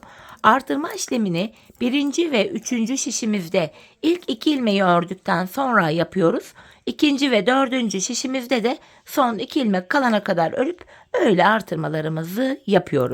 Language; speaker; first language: Turkish; native; Turkish